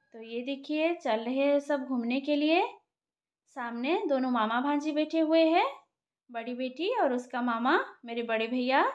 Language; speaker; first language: Hindi; non-native, local second language; Bangla